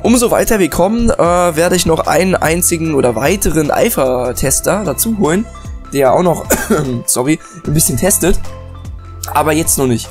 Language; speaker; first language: German; native; German